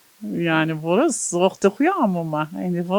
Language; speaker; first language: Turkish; non-native, local second language; Zaza